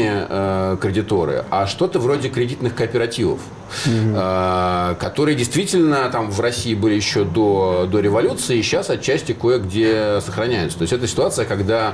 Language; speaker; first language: Russian; native; Russian